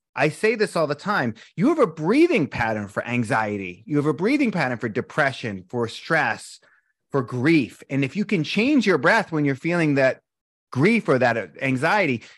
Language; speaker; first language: English; native; English